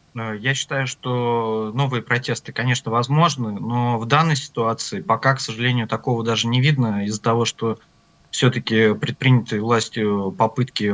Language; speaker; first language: Russian; native; Russian